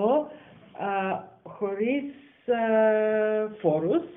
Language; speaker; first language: Greek; non-native, learner; German